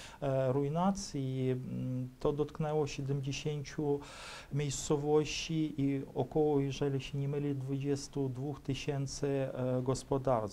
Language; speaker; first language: Polish; non-native, fluent; Ukrainian